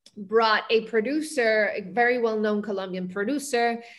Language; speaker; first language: English; early bilingual, heritage; Spanish